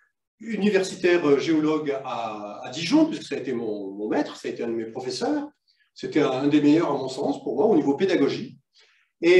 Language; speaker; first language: French; native; French